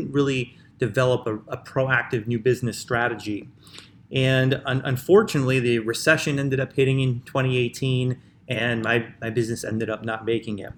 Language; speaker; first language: English; native; English